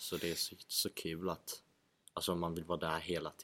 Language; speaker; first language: Swedish; non-native, fluent; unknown